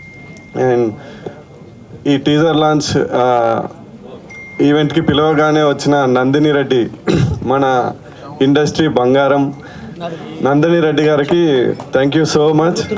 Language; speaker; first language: Telugu; native; Telugu